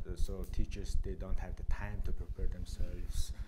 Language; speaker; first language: English; non-native, fluent; Mongolian